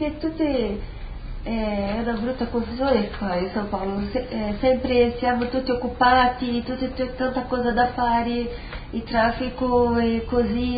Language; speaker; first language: Italian; non-native, learner; Portuguese